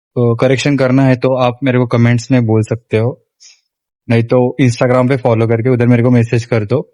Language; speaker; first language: Hindi; non-native, local second language; Marathi